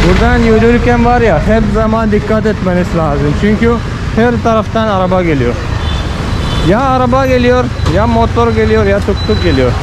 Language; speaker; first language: Turkish; non-native, fluent; Malayalam